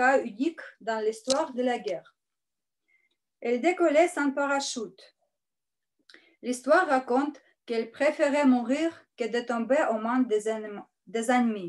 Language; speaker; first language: French; non-native, learner; Russian